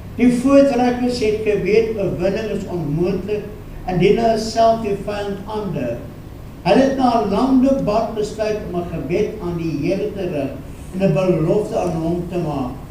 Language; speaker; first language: Afrikaans; non-native, local second language; English